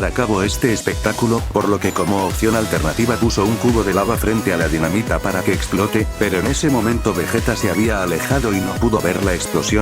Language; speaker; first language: Spanish; native; Spanish